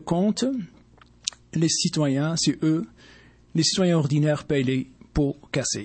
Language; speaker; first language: French; native; French